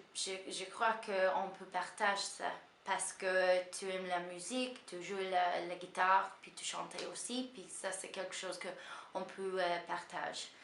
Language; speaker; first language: French; non-native, learner; English